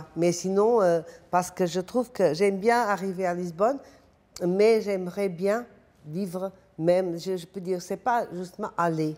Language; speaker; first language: French; non-native, fluent; Portuguese